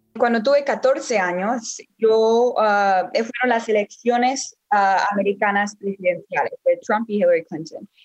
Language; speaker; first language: Spanish; early bilingual, heritage; Spanish